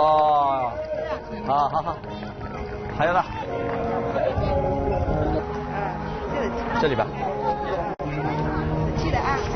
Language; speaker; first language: Chinese; non-native, learner; English